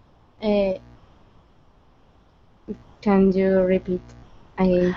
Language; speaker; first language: English; non-native, learner; Spanish